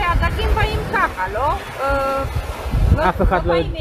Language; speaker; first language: Hebrew; non-native, learner; Romanian